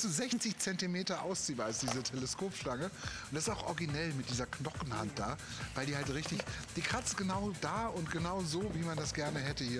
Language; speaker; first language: German; native; German